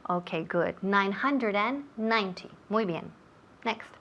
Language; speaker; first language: Spanish; non-native, fluent; English